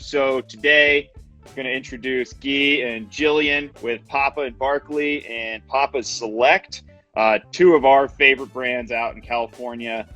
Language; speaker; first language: English; native; English